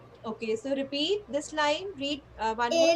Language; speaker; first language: English; non-native, local second language; Hindi